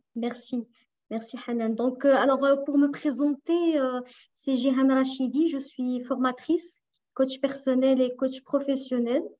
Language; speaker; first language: French; non-native, local second language; Arabic